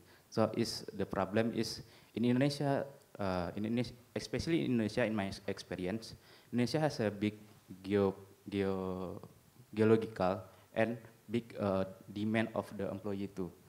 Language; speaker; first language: English; non-native, learner; Indonesian